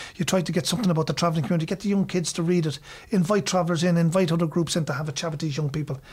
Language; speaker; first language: English; native; English